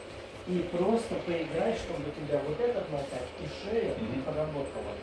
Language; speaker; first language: Russian; native; Russian